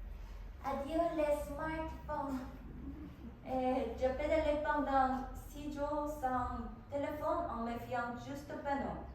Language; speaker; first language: French; non-native, learner; Korean